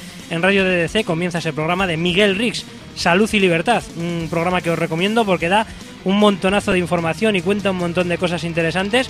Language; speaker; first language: Spanish; native; Spanish